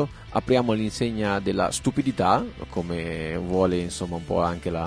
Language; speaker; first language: Italian; native; Italian